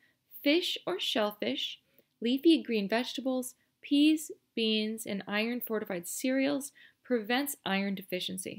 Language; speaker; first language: English; native; English